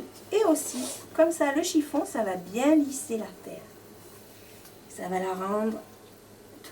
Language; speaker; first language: French; native; French